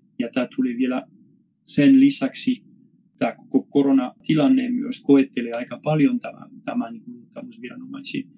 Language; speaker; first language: Finnish; non-native, fluent; French